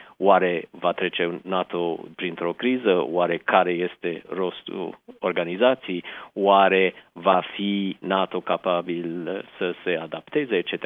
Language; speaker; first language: Romanian; early bilingual, heritage; Romanian